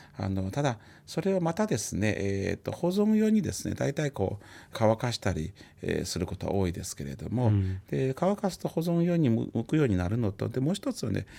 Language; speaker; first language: Japanese; non-native, fluent; Chinese